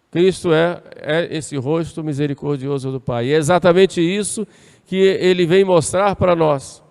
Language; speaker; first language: Portuguese; native; Portuguese